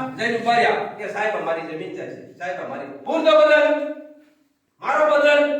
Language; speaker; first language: Gujarati; non-native, local second language; Bhili